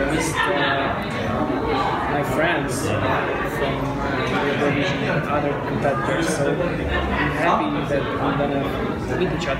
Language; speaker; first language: English; non-native, fluent; Russian